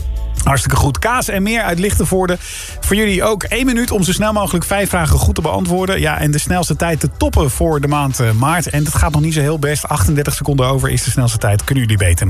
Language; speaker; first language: Dutch; native; Dutch